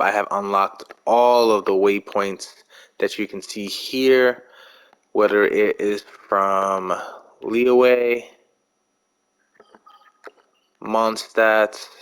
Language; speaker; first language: English; native; English